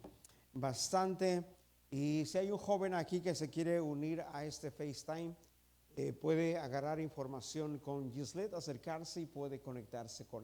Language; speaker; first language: Spanish; native; Spanish